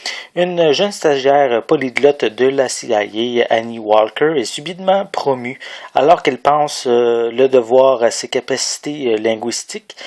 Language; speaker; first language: French; native; French